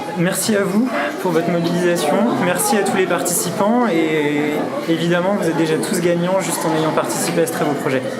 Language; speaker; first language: French; native; French